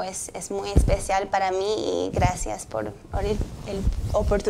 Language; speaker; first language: Spanish; early bilingual, heritage; English